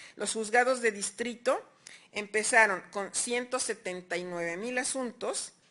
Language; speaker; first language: Spanish; native; Spanish